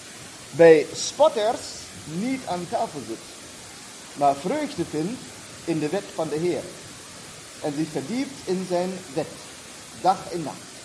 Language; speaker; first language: German; non-native, learner; Dutch